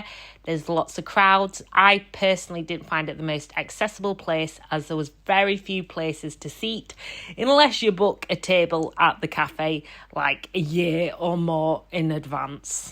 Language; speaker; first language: English; native; English